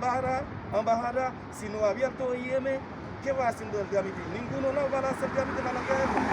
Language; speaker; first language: Spanish; non-native, learner; Haitian Creole